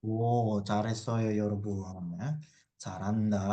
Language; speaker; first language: Korean; non-native, fluent; Indonesian